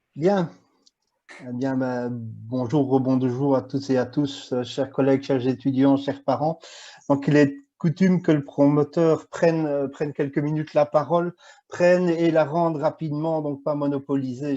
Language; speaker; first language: French; native; French